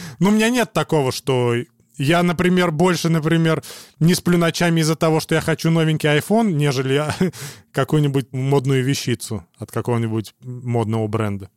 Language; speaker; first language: Russian; native; Russian